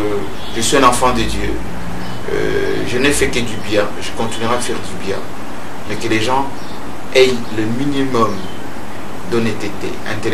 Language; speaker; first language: French; non-native, local second language; Luba-Lulua